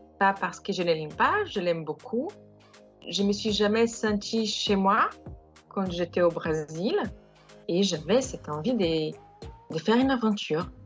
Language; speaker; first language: French; non-native, fluent; Portuguese